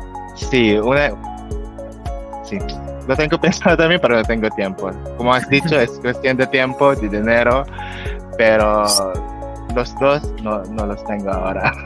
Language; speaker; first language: Spanish; non-native, fluent; Filipino